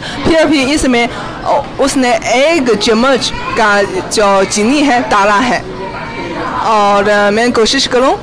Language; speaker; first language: Hindi; non-native, fluent; Chinese